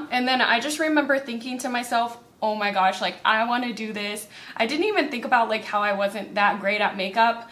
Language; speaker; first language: English; native; English